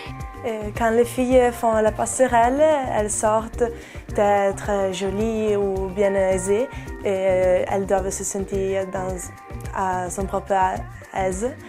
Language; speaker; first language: French; non-native, local second language; Italian